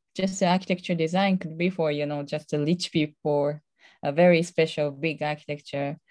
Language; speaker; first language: English; non-native, fluent; Japanese